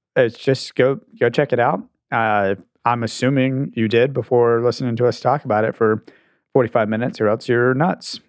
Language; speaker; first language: English; native; English